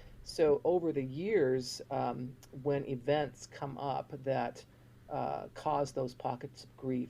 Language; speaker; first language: English; native; English